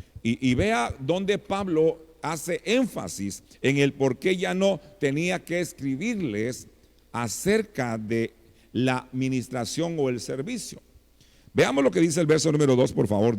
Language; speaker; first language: Spanish; native; Spanish